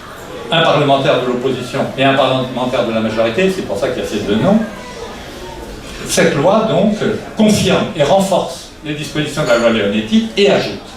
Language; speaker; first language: French; native; French